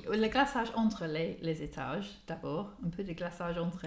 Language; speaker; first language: French; non-native, learner; English